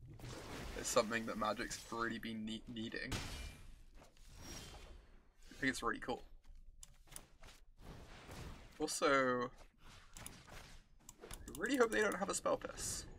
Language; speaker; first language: English; native; English